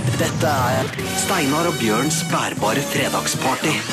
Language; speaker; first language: Norwegian; native; Norwegian